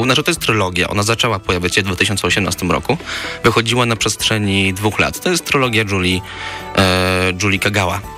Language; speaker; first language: Polish; native; Polish